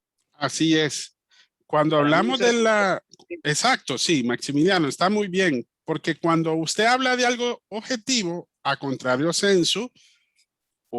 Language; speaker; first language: Spanish; native; Spanish